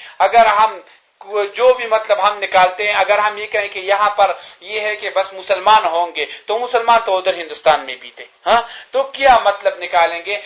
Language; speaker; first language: Urdu; non-native, local second language; Pashto